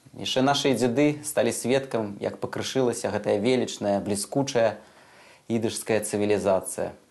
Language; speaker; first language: Belarusian; non-native, local second language; Russian